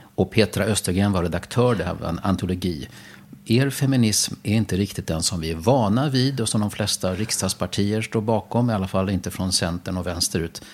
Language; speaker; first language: Swedish; native; Swedish